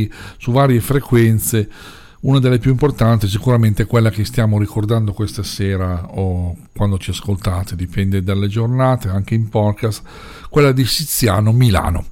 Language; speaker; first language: Italian; native; Italian